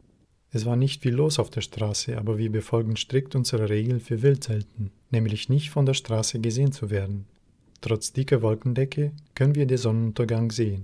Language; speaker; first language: German; native; German